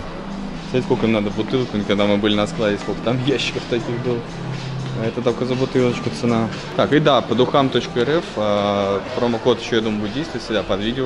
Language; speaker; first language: Russian; native; Russian